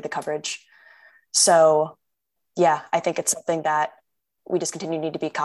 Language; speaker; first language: English; native; English